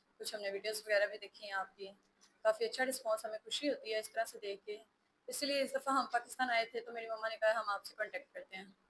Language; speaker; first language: Urdu; early bilingual, heritage; Hindi